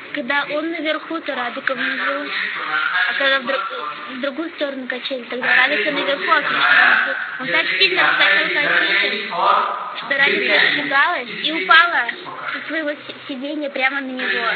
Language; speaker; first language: Russian; native; Russian